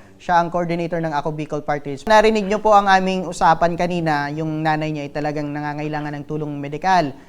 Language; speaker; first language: Filipino; non-native, local second language; Bikol